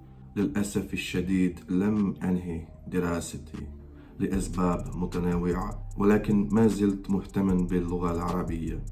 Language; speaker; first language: Arabic; non-native, fluent; Croatian